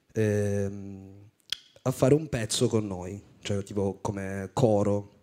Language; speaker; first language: Italian; early bilingual, other home language; Amharic